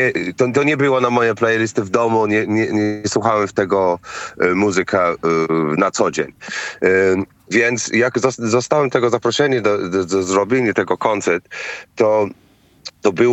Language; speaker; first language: Polish; non-native, fluent; English